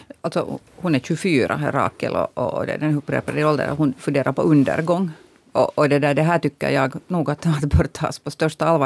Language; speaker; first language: Swedish; native; Swedish